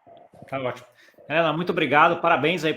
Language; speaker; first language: Portuguese; native; Portuguese